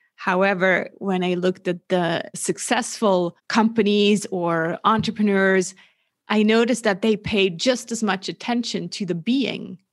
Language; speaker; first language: English; non-native, fluent; German